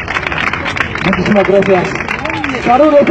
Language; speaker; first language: Spanish; non-native, fluent; Haitian Creole